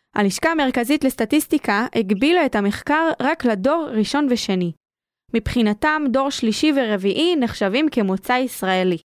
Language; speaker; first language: Hebrew; native; Hebrew